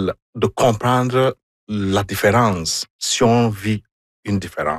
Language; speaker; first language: French; non-native, fluent; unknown